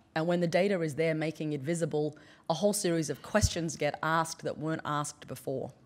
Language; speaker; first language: English; native; English